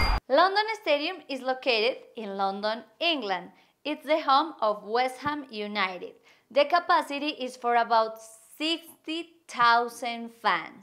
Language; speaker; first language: English; non-native, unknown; Spanish